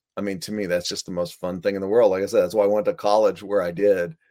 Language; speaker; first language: English; native; English